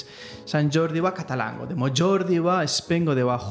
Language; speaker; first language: Japanese; non-native, learner; Catalan